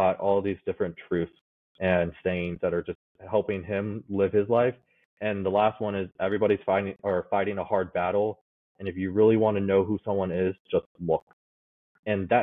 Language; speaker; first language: English; native; English